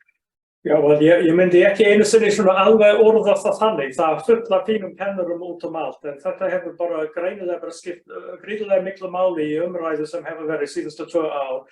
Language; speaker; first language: Icelandic; non-native, fluent; English